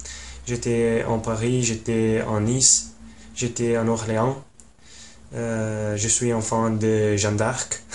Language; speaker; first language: French; non-native, learner; Italian